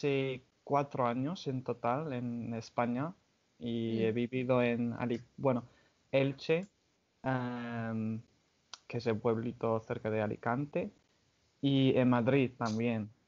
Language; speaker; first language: Spanish; non-native, fluent; English